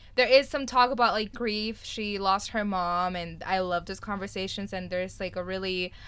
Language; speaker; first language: English; early bilingual, other home language; Spanish